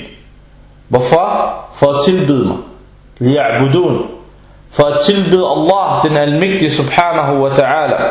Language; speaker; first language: Danish; non-native, fluent; Arabic